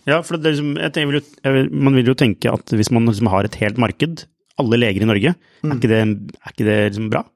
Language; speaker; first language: Norwegian; native; Norwegian